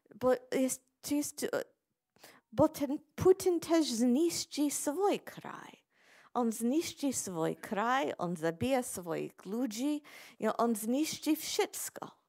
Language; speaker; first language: Polish; non-native, fluent; English